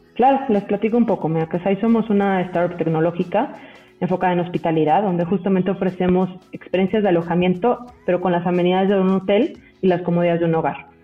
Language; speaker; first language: Spanish; native; Spanish